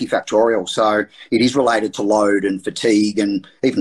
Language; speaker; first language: English; native; English